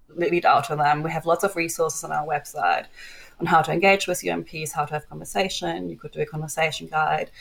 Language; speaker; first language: English; non-native, fluent; German